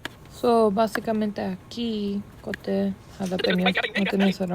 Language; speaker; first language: Spanish; early bilingual, heritage; Spanish